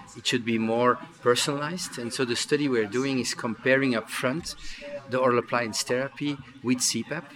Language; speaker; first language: English; non-native, fluent; Dutch